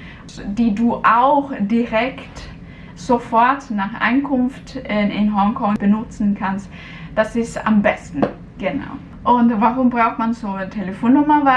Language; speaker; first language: German; non-native, fluent; Cantonese